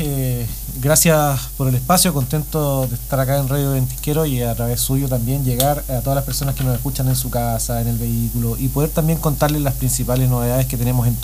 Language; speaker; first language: Spanish; native; Spanish